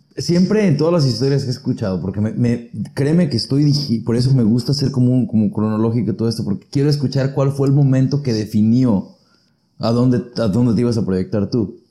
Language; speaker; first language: Spanish; native; Spanish